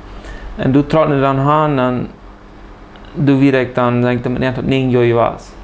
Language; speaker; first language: German; early bilingual, heritage; Plautdietsch